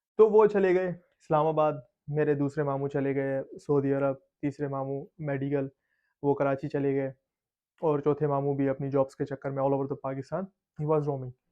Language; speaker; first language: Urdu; native; Urdu